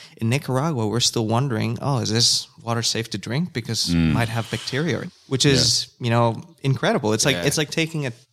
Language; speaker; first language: English; non-native, fluent; Spanish